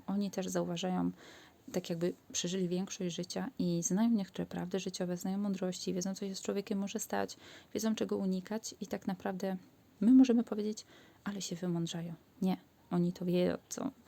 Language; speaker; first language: Polish; native; Polish